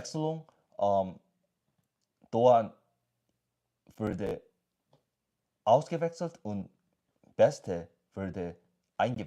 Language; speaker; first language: German; non-native, learner; English